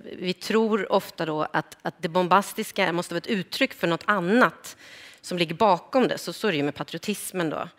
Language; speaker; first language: Swedish; native; Swedish